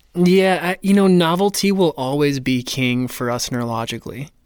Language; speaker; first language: English; native; English